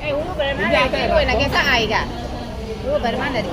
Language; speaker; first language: Hindi; non-native, learner; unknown